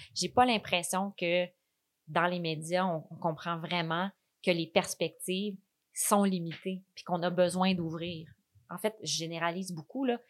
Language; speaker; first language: French; native; French